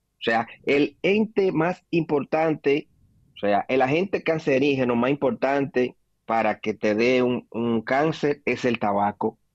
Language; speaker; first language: Spanish; native; Spanish